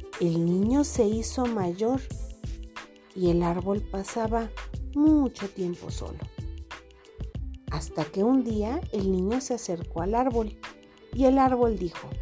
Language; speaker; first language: Spanish; non-native, fluent; Portuguese